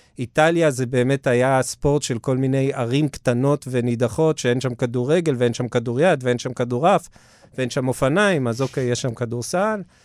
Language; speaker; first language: Hebrew; early bilingual, other home language; English